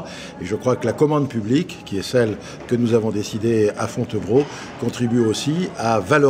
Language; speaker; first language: French; native; French